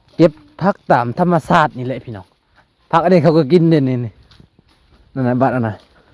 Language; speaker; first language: Lao; non-native, local second language; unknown